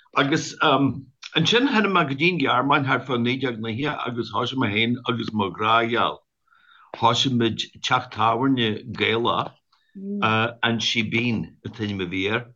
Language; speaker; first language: Irish; native; Irish